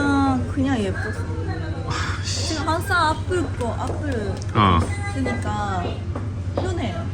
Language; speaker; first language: Korean; non-native, learner; Japanese